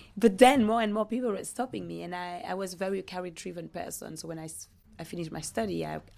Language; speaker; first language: English; non-native, fluent; French